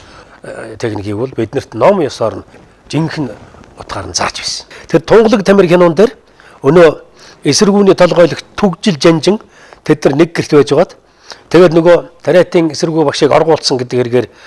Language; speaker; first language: Mongolian; native; Mongolian